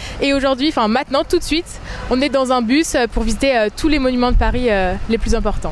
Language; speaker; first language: French; non-native, fluent; German